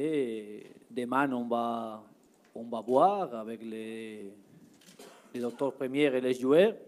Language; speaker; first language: French; non-native, learner; Spanish